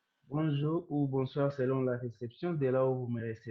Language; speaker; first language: French; non-native, local second language; Swahili